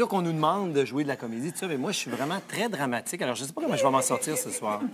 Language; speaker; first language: French; native; French